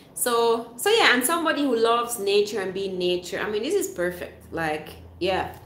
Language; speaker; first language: English; non-native, fluent; Swiss German